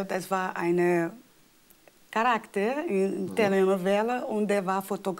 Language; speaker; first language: German; non-native, fluent; Portuguese